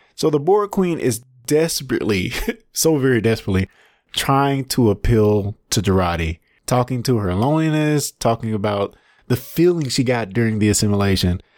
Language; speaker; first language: English; native; English